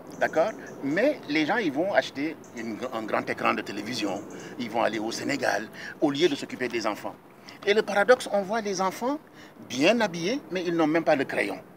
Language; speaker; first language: French; non-native, local second language; Wolof